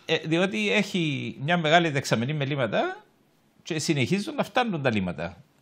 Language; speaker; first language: Greek; native; Greek